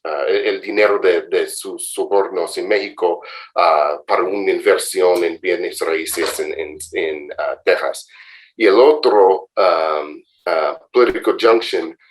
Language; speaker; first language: Spanish; non-native, fluent; English